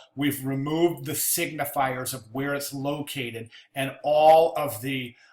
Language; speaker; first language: English; native; English